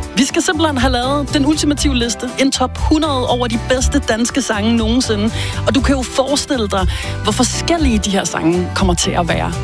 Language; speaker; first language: Danish; early bilingual, other home language; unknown